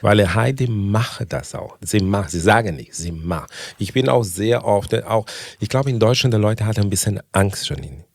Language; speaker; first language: German; non-native, fluent; Portuguese